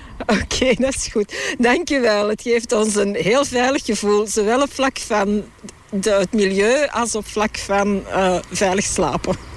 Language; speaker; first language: Dutch; native; Dutch